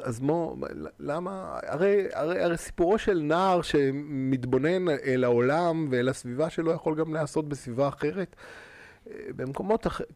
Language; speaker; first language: Hebrew; native; Hebrew